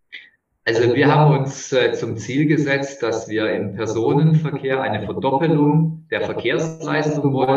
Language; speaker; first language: German; native; German